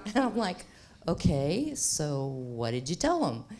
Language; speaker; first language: English; native; English